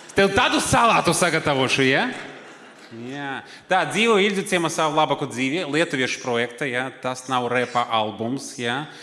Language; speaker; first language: Latvian; non-native, local second language; Russian